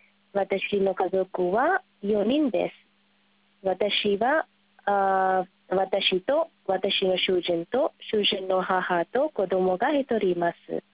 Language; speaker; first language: Japanese; non-native, learner; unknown